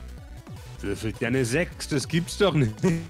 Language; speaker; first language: German; native; German